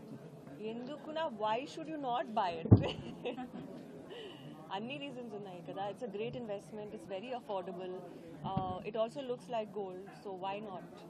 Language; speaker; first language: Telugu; non-native, local second language; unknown